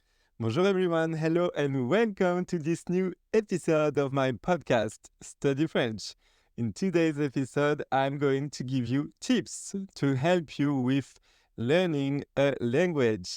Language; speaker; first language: English; non-native, fluent; French